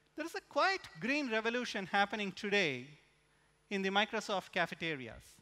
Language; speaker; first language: English; non-native, local second language; Tamil